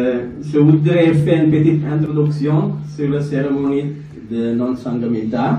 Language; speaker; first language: French; non-native, learner; Sinhala